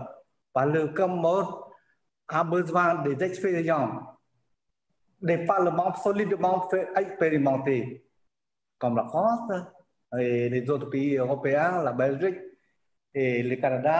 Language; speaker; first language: French; non-native, learner; Khmer